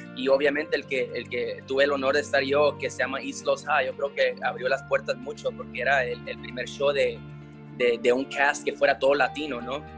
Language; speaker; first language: Spanish; early bilingual, heritage; Spanish